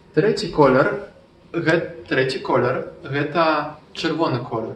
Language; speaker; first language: Belarusian; non-native, local second language; Russian